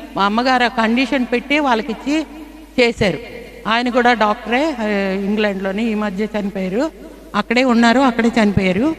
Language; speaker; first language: Telugu; non-native, fluent; Bangla